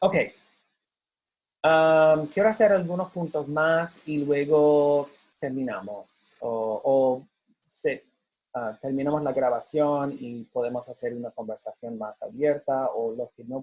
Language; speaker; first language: Spanish; non-native, fluent; English